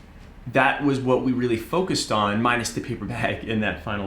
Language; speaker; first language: English; native; English